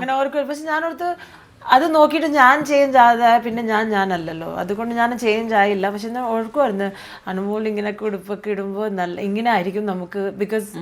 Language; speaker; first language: Malayalam; early bilingual, heritage; Malayalam